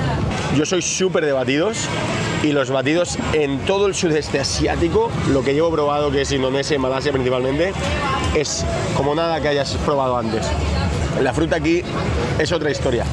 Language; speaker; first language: Spanish; native; Spanish